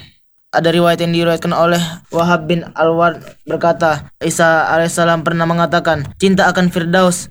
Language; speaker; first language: Indonesian; native; Indonesian